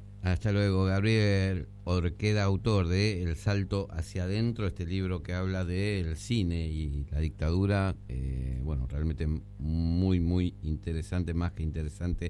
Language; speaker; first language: Spanish; native; Spanish